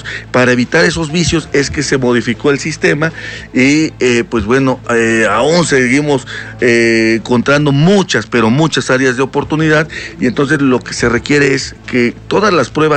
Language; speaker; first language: Spanish; native; Spanish